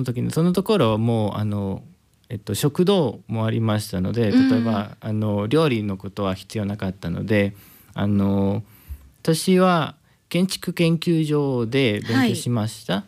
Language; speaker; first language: Japanese; non-native, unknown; Spanish